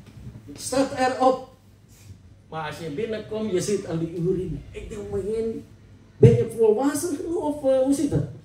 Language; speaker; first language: Dutch; non-native, learner; Indonesian